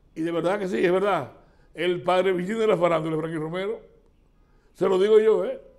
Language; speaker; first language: Spanish; native; Spanish